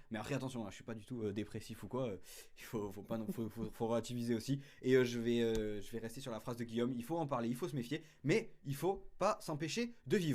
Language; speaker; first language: French; native; French